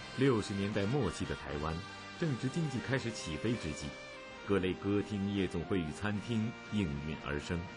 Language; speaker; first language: Chinese; native; Chinese